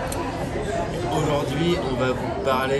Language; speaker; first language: French; native; French